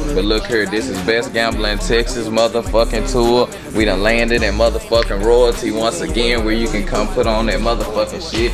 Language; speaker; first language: English; native; English